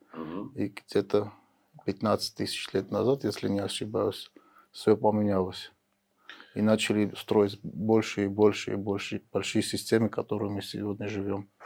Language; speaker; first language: Russian; early bilingual, heritage; Russian